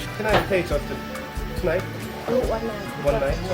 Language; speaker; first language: English; non-native, learner; Korean